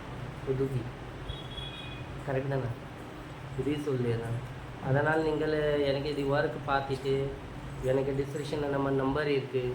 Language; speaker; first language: Tamil; non-native, local second language; Urdu